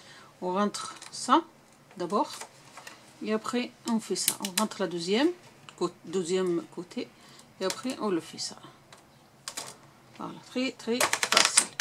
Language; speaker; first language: French; non-native, local second language; Arabic